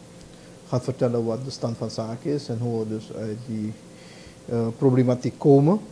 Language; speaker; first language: Dutch; native; Dutch